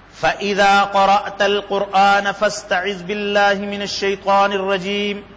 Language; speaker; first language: Urdu; native; Urdu